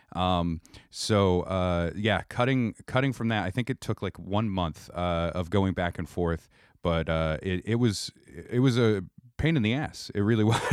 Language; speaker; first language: English; native; English